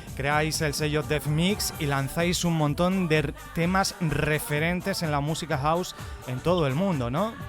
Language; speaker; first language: Spanish; native; Spanish